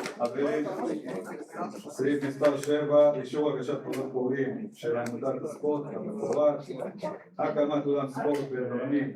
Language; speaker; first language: Hebrew; native; Hebrew